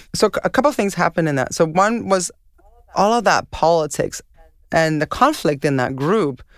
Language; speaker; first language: English; non-native, fluent; Danish